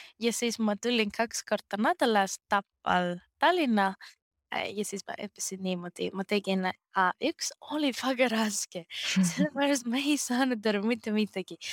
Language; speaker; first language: Estonian; non-native, learner; Greek